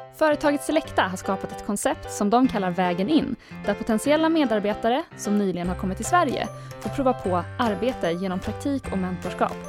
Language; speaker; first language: Swedish; native; Swedish